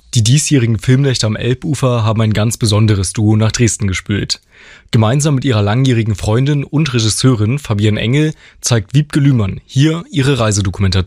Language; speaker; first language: German; native; German